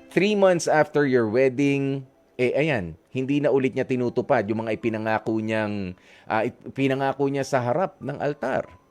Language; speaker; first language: Filipino; native; Filipino